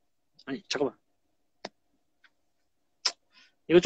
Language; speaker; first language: Korean; native; Korean